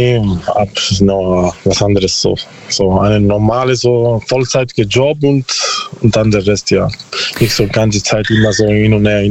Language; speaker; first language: German; non-native, learner; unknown